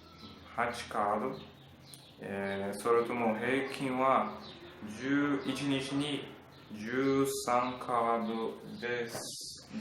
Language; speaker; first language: Japanese; non-native, learner; Portuguese